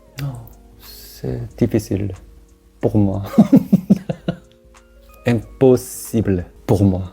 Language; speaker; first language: French; non-native, learner; Korean